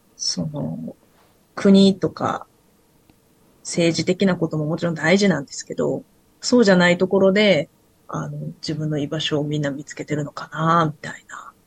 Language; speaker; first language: Japanese; native; Japanese